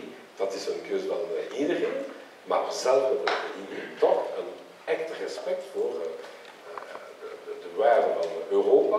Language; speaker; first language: Dutch; non-native, local second language; French